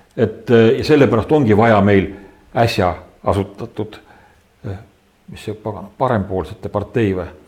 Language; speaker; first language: Estonian; native; Estonian